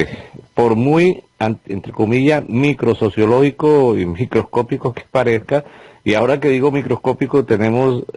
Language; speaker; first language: Spanish; native; Spanish